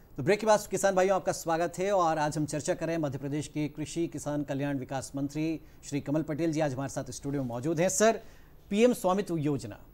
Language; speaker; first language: Hindi; native; Hindi